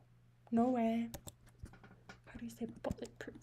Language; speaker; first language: Portuguese; non-native, learner; English